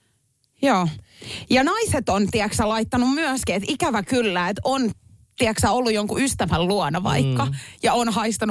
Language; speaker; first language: Finnish; native; Finnish